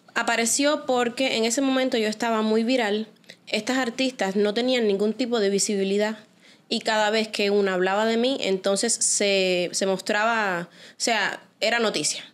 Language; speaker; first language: Spanish; native; Spanish